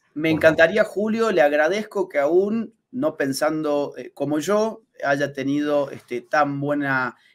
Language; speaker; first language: Spanish; native; Spanish